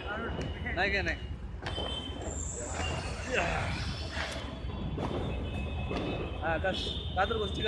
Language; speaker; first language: Hindi; non-native, local second language; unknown